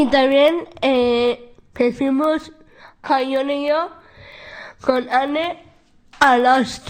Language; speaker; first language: Spanish; non-native, local second language; Basque